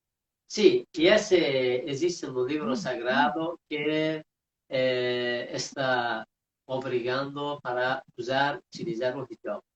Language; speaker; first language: Portuguese; non-native, fluent; Persian